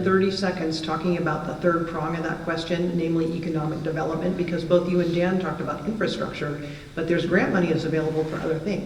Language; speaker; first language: English; native; English